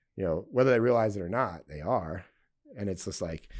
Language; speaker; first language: English; native; English